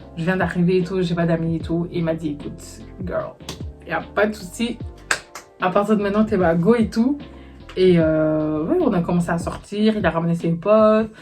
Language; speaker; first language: French; native; French